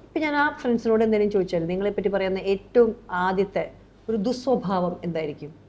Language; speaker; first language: Malayalam; native; Malayalam